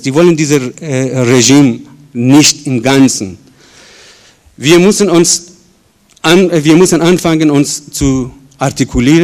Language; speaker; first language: German; non-native, fluent; Persian